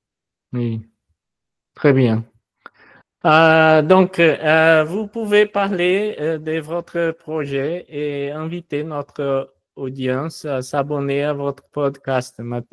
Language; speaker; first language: French; non-native, fluent; Portuguese